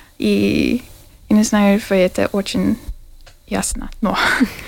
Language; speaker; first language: Russian; non-native, learner; English